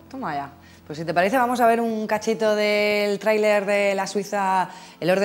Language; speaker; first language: Spanish; native; Spanish